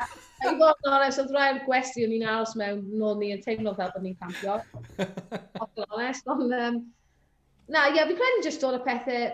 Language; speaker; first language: Welsh; native; Welsh